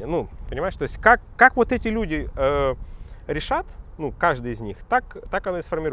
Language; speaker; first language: Russian; native; Russian